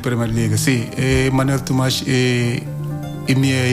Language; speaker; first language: Portuguese; non-native, learner; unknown